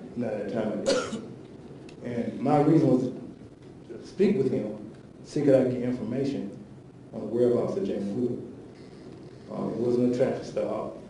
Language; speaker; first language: English; native; English